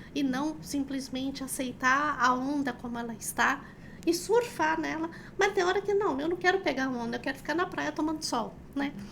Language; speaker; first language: Portuguese; early bilingual, other home language; Chinese